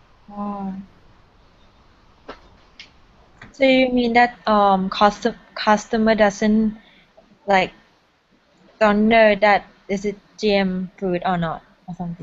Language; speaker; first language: English; non-native, learner; Thai